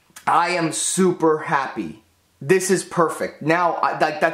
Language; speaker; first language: English; native; English